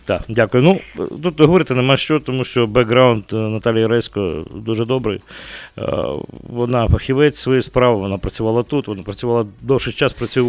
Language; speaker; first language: Ukrainian; native; Ukrainian